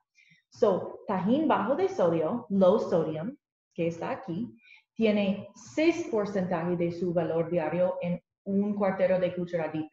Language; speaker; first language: Spanish; non-native, learner; English